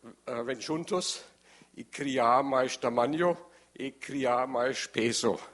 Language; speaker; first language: Portuguese; non-native, learner; German